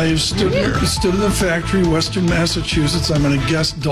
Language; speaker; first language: English; native; English